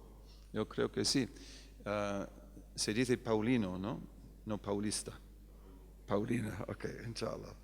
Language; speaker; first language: Spanish; non-native, fluent; English